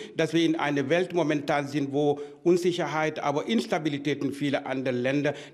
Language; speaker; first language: German; non-native, fluent; Wolof